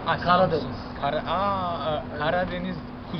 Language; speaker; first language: Turkish; non-native, learner; Chinese